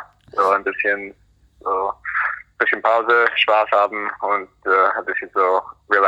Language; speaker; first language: German; early bilingual, other home language; Greek